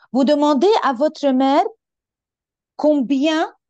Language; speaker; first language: French; non-native, local second language; Arabic